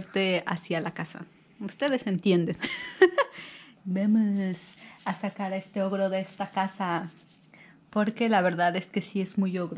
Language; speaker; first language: Spanish; native; Spanish